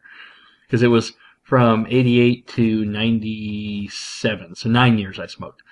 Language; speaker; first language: English; native; English